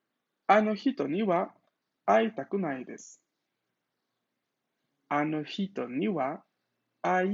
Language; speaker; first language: Japanese; non-native, fluent; Spanish